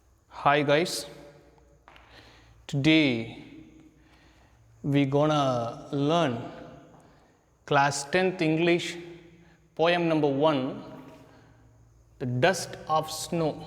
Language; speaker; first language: English; non-native, local second language; Hindi